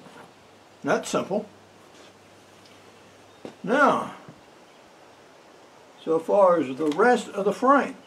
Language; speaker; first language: English; native; English